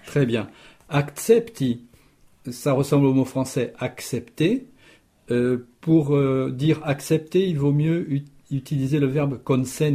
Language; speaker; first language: French; native; French